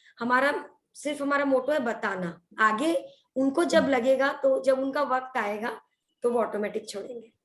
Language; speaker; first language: Hindi; non-native, local second language; Odia